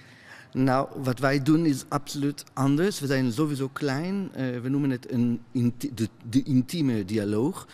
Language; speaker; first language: Dutch; non-native, fluent; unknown